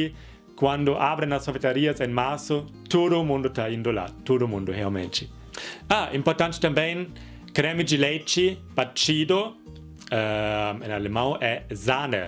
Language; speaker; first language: Portuguese; non-native, fluent; German